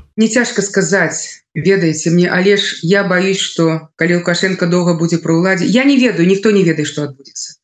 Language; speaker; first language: Belarusian; non-native, local second language; Russian